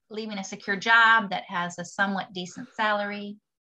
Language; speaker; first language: English; native; English